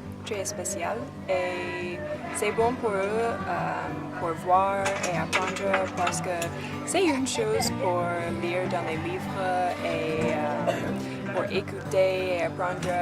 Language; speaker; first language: French; non-native, learner; English